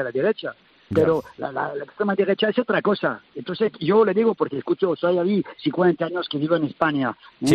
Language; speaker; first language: Spanish; non-native, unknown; French